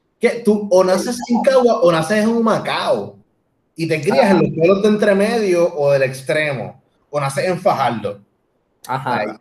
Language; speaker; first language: Spanish; native; Spanish